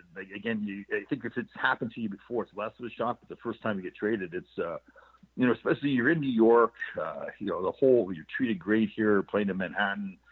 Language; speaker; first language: English; native; English